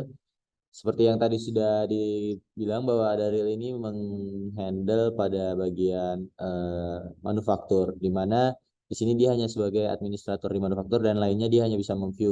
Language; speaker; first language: Indonesian; native; Indonesian